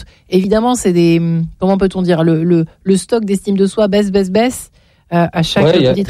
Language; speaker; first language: French; native; French